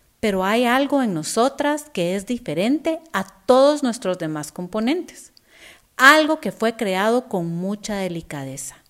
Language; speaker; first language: Spanish; native; Spanish